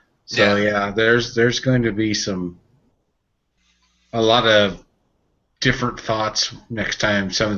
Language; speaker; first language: English; native; English